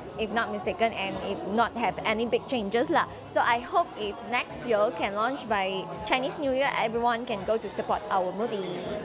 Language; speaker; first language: English; non-native, local second language; Chinese